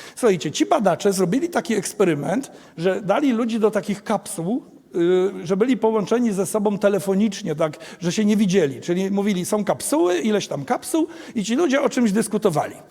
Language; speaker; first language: Polish; native; Polish